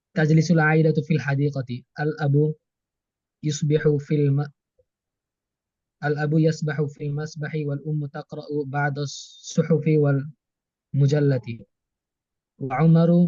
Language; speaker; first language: Arabic; non-native, learner; Bangla